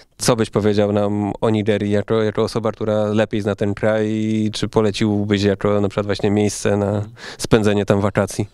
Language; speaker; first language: Polish; native; Polish